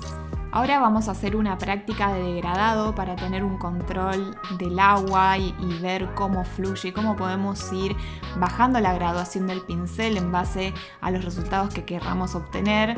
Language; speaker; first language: Spanish; native; Spanish